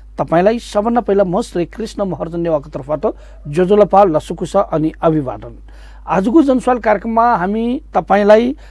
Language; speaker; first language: Nepali; non-native, local second language; Newari